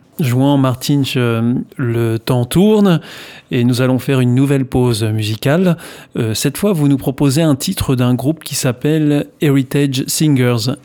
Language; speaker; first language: French; native; French